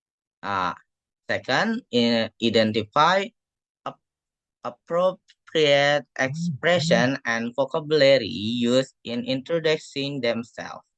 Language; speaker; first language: English; non-native, fluent; Indonesian